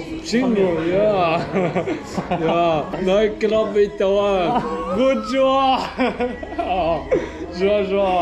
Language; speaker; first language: Korean; non-native, learner; Arabic